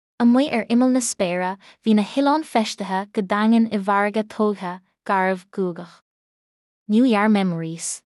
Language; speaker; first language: Irish; native; Irish